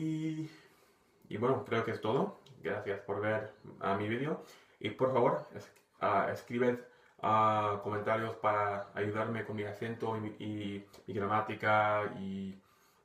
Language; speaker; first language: Spanish; non-native, fluent; English